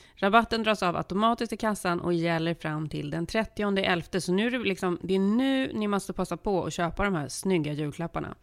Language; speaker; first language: Swedish; early bilingual, heritage; Swedish